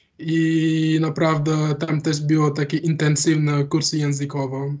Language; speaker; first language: Polish; non-native, learner; Wolof